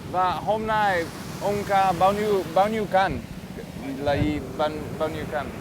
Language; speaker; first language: Vietnamese; non-native, learner; English